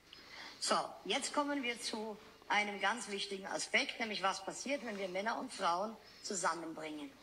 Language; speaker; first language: German; native; German